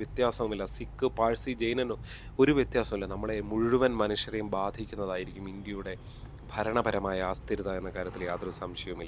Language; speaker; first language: Malayalam; native; Malayalam